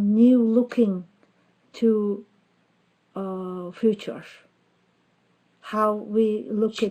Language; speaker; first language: English; non-native, learner; Turkish